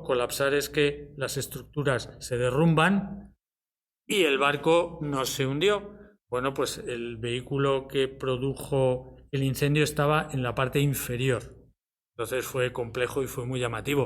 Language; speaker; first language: Spanish; native; Spanish